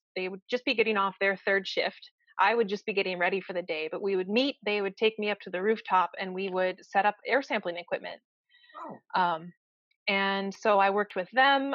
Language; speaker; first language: English; native; English